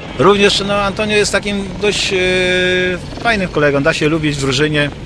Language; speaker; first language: Polish; native; Polish